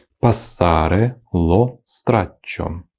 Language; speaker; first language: Italian; non-native, fluent; Ukrainian